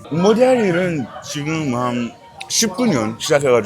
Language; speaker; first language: Korean; non-native, fluent; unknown